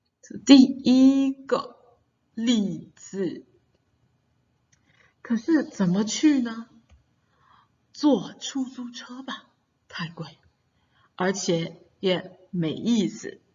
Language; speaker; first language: Chinese; non-native, fluent; English